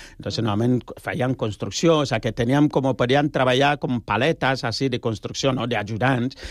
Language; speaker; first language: Catalan; non-native, learner; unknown